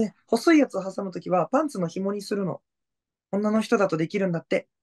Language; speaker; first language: Japanese; native; Japanese